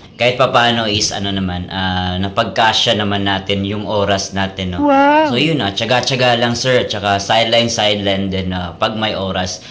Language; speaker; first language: Filipino; non-native, local second language; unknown